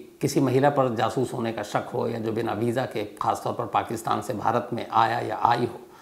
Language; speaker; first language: Hindi; native; Hindi